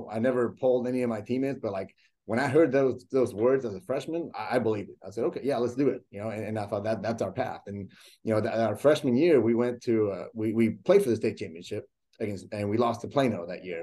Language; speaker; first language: English; early bilingual, other home language; Spanish